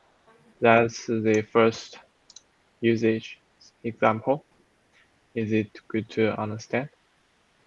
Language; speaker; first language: English; non-native, fluent; Chinese